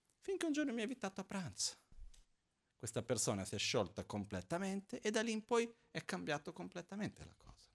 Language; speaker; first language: Italian; non-native, fluent; Portuguese